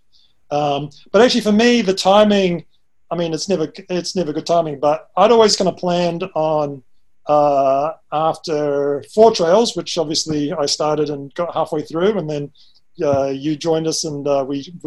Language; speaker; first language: English; native; English